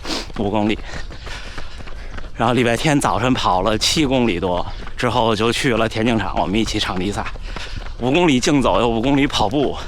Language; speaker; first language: Chinese; native; Chinese